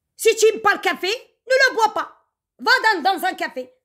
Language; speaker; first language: French; non-native, local second language; Arabic